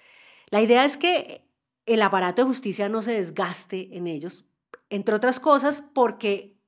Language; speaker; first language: Spanish; native; Spanish